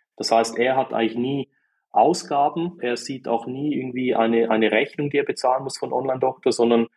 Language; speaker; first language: German; native; German